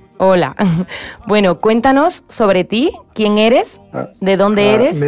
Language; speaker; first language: Spanish; native; Spanish